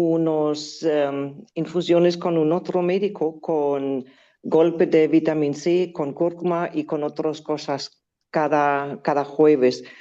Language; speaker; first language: Spanish; non-native, learner; German